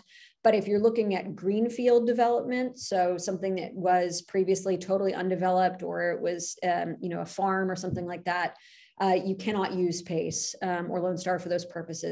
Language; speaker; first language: English; native; English